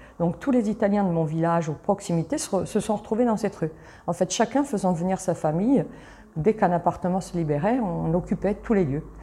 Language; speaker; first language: French; early bilingual, other home language; Italian